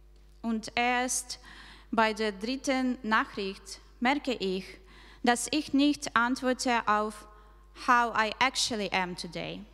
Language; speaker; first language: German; non-native, fluent; Ukrainian